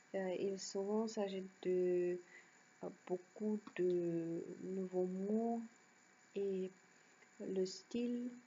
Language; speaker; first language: French; non-native, learner; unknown